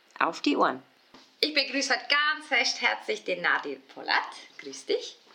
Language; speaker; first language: German; native; German